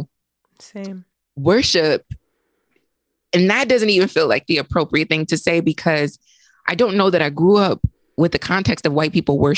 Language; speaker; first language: English; native; English